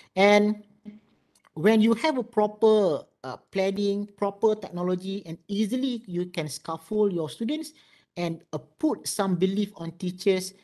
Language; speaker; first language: English; non-native, local second language; Malay